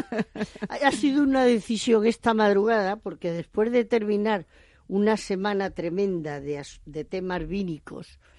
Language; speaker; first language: Spanish; native; Spanish